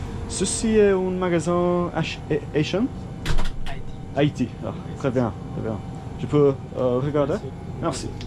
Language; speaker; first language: French; non-native, learner; English